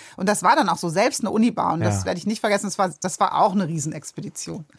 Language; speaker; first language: German; native; German